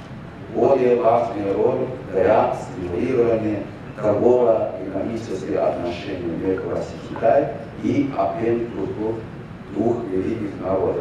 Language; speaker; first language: Russian; non-native, fluent; Chinese